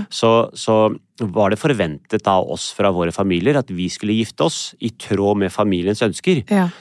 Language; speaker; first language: Norwegian; early bilingual, other home language; Punjabi